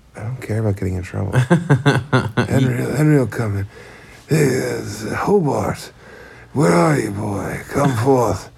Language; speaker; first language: English; native; English